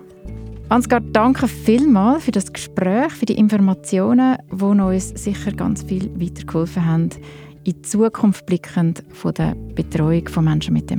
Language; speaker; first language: German; native; German